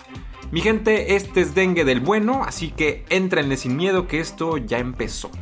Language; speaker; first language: Spanish; native; Spanish